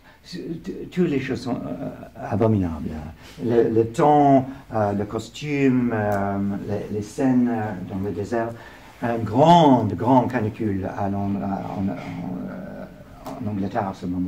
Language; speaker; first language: French; non-native, learner; English